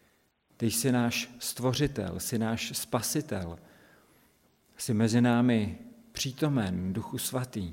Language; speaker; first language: Czech; native; Czech